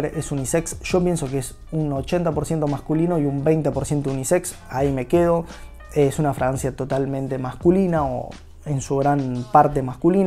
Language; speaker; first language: Spanish; native; Spanish